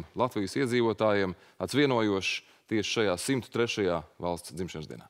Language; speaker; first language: Latvian; native; Latvian